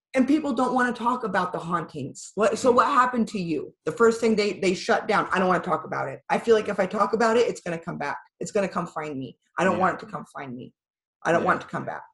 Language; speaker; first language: English; native; English